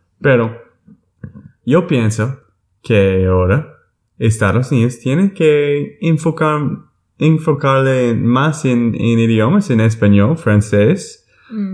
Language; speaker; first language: Spanish; non-native, learner; English